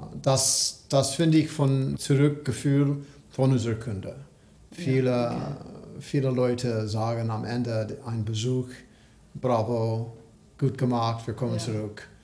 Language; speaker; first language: German; non-native, learner; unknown